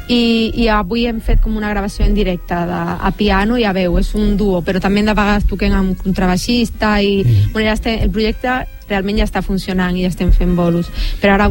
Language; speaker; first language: Catalan; non-native, local second language; Spanish